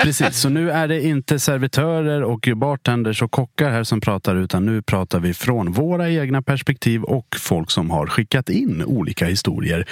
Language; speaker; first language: Swedish; native; Swedish